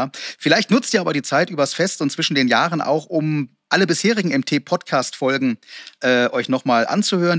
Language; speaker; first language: German; native; German